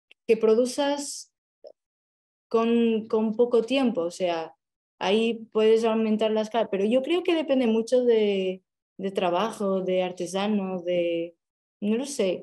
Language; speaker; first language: Spanish; non-native, fluent; Portuguese